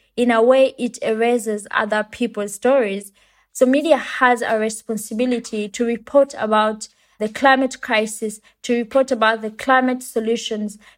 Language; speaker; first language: English; non-native, local second language; Ganda